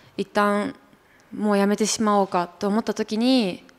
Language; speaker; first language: Japanese; native; Japanese